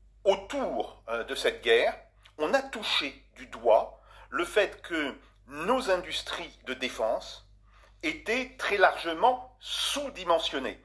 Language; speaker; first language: French; native; French